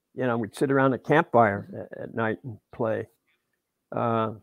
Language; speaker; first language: English; native; English